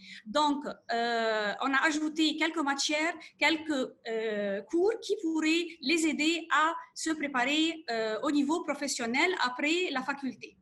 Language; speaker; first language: French; non-native, fluent; Arabic